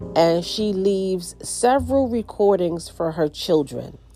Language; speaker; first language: English; native; English